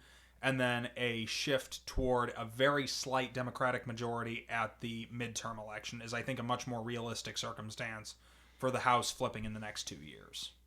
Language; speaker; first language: English; native; English